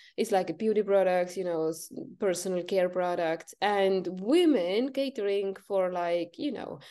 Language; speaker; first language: English; non-native, fluent; Estonian